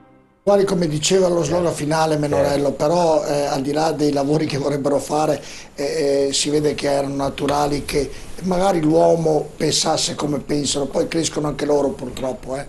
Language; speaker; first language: Italian; native; Italian